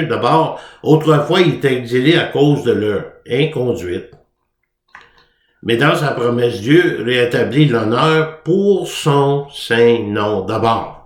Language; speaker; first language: French; native; French